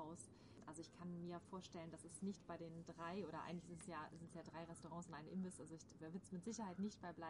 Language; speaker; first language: German; native; German